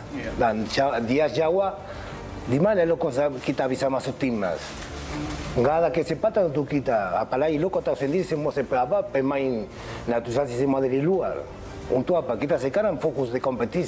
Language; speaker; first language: Indonesian; non-native, fluent; Spanish